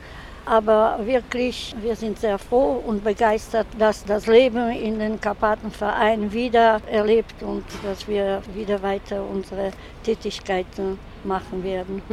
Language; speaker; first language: German; non-native, local second language; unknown